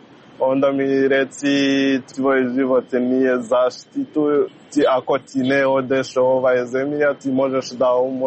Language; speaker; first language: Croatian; non-native, learner; Rundi